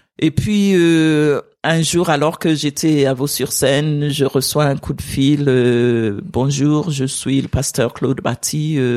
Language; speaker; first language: French; non-native, fluent; English